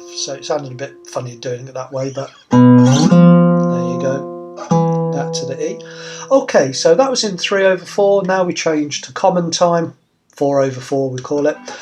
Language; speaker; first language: English; native; English